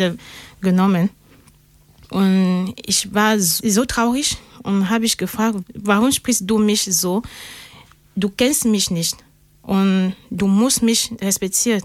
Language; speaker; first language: German; non-native, learner; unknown